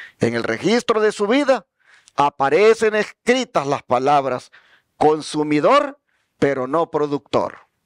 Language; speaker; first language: Spanish; native; Spanish